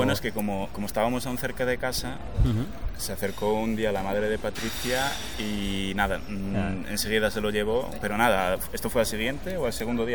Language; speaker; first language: Spanish; native; Spanish